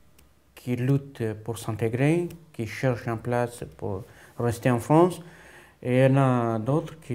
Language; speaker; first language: French; non-native, fluent; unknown